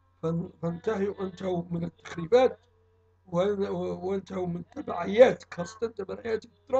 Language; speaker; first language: Arabic; native; Arabic